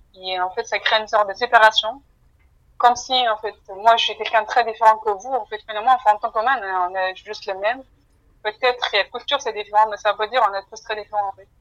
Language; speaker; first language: French; non-native, fluent; Mongolian